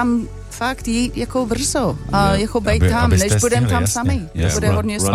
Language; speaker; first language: Czech; non-native, learner; English